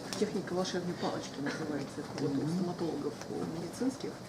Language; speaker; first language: Russian; native; Russian